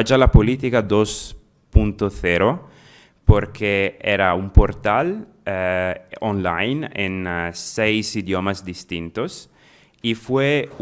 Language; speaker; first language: Spanish; non-native, fluent; Italian